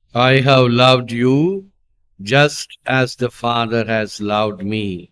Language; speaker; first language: English; non-native, local second language; Tamil